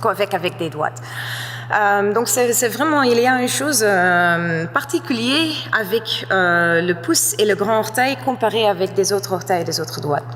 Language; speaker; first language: French; non-native, fluent; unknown